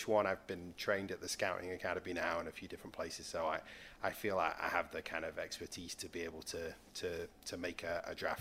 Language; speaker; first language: English; native; English